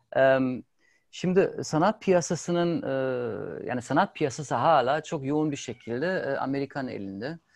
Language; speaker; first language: Turkish; non-native, fluent; German